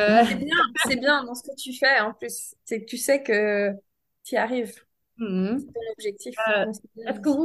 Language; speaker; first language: French; native; French